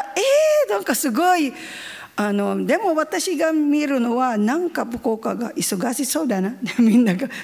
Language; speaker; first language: Japanese; non-native, learner; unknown